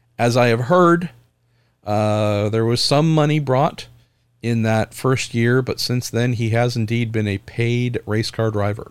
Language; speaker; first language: English; native; English